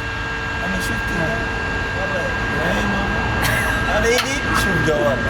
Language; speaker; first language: Arabic; non-native, learner; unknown